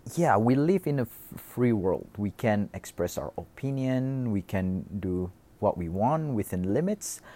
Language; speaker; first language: English; non-native, fluent; Indonesian